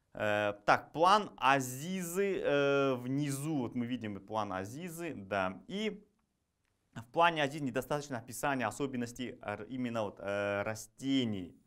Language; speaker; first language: Russian; non-native, local second language; Kazakh